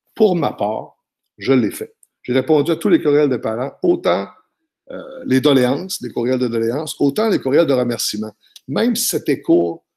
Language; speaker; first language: French; native; French